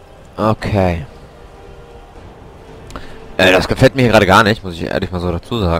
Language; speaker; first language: German; native; German